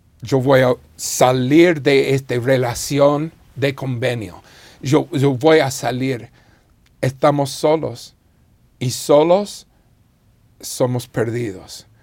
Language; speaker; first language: Spanish; non-native, fluent; English